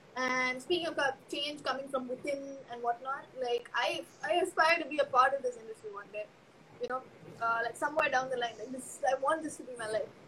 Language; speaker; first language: English; non-native, local second language; Tamil